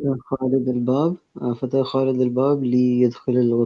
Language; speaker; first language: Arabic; non-native, learner; Urdu